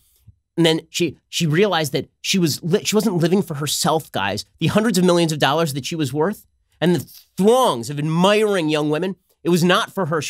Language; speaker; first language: English; native; English